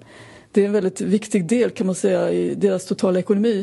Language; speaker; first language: Swedish; native; Swedish